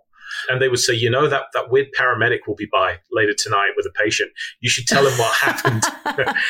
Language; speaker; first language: English; native; English